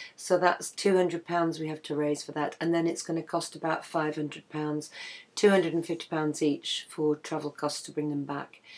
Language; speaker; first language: English; native; English